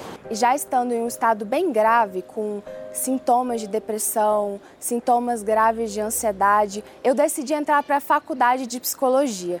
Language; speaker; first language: Portuguese; early bilingual, other home language; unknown